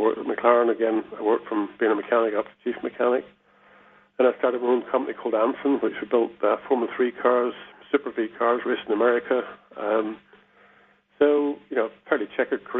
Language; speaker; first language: English; native; English